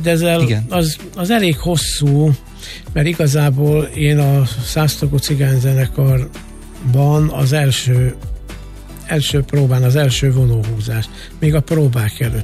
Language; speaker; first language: Hungarian; native; Hungarian